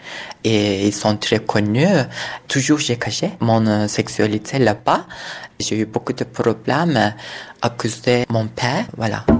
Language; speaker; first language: French; non-native, learner; Turkish